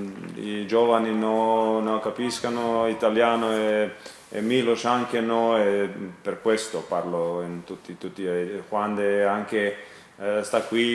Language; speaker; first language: Italian; non-native, learner; Croatian